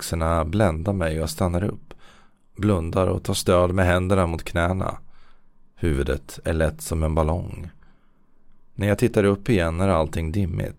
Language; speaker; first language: Swedish; native; Swedish